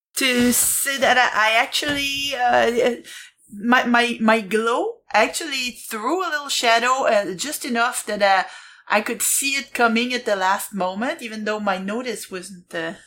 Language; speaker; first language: English; non-native, fluent; French